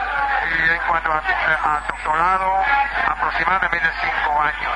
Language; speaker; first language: Spanish; non-native, fluent; Chinese